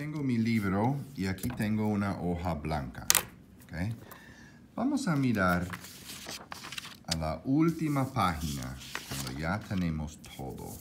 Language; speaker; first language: Spanish; non-native, fluent; English